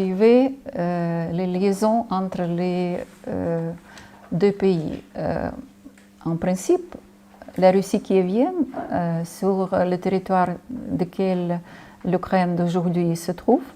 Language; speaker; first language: French; non-native, fluent; Ukrainian